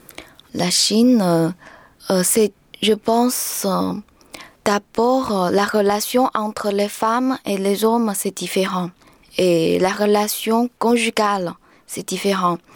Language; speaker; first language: French; non-native, learner; Chinese